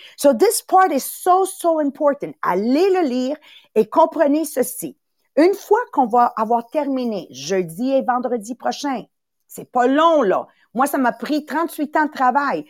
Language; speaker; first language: French; early bilingual, other home language; Italian